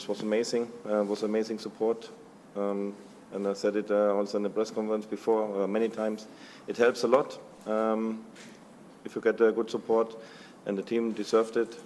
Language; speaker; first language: English; non-native, learner; German